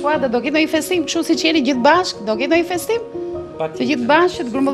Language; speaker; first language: Albanian; native; Albanian